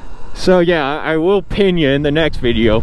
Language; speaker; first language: English; native; English